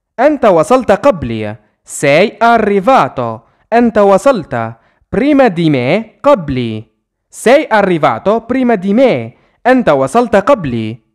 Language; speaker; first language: Italian; non-native, fluent; Arabic